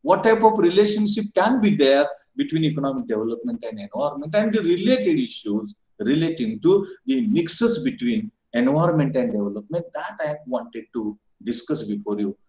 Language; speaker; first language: English; non-native, local second language; Marathi